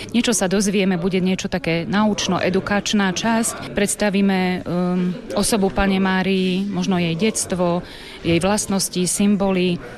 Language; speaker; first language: Slovak; native; Slovak